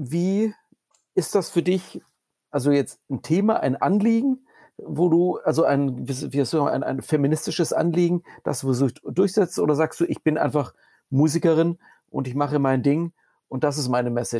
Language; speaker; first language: German; native; German